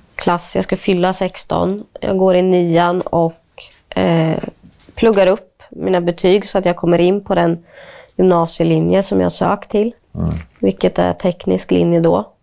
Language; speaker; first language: Swedish; native; Swedish